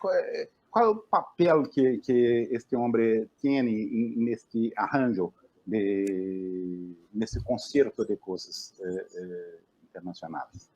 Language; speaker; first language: Spanish; non-native, learner; Portuguese